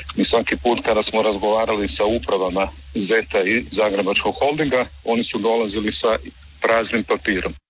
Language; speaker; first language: Croatian; native; Croatian